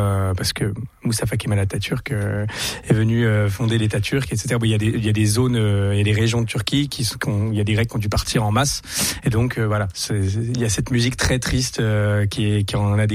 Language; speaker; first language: French; native; French